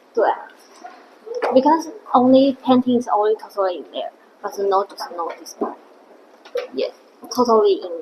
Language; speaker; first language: English; non-native, learner; Chinese